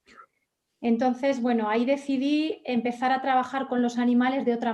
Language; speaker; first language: Spanish; native; Spanish